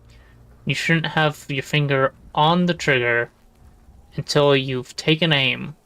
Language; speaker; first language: English; native; English